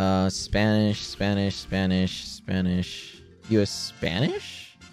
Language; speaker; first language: English; early bilingual, other home language; Spanish